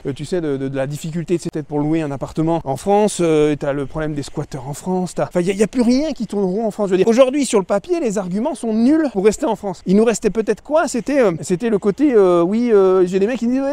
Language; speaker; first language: French; native; French